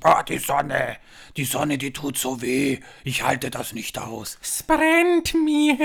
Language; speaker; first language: German; native; German